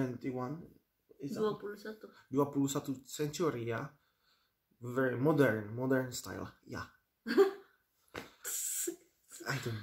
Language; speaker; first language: English; non-native, learner; Czech